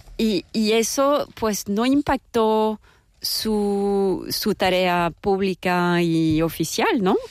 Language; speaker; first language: Spanish; non-native, fluent; French